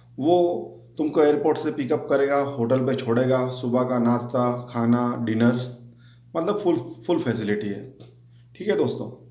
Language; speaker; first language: Hindi; native; Hindi